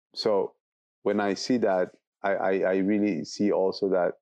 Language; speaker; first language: English; non-native, fluent; Turkish